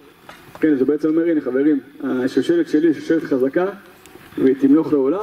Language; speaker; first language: Hebrew; native; Hebrew